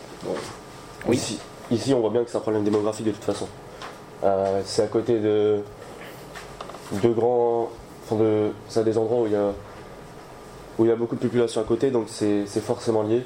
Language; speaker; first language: French; native; French